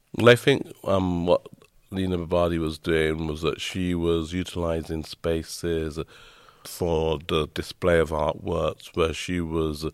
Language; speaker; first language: English; native; English